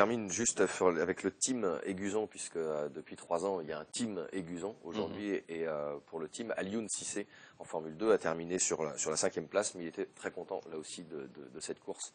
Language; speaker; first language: French; native; French